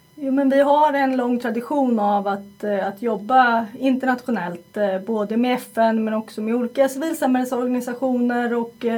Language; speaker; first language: Swedish; native; Swedish